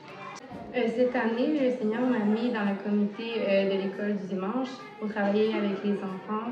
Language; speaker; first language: French; native; French